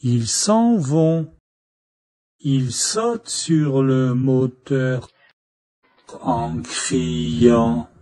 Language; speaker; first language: French; non-native, fluent; Chinese